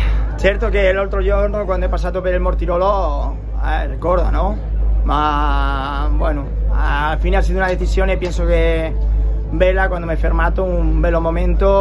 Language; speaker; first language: Italian; non-native, learner; Spanish